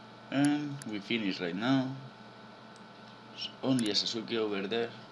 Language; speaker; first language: English; non-native, learner; Spanish